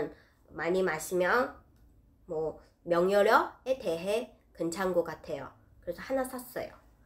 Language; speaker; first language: Korean; non-native, fluent; Chinese